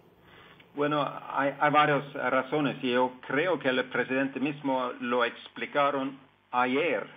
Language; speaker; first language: Spanish; non-native, fluent; Norwegian